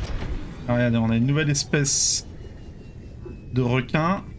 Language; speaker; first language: French; native; French